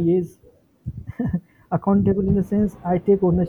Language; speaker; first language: English; non-native, local second language; Hindi